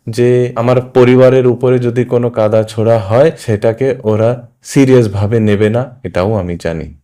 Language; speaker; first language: Bangla; early bilingual, heritage; Bangla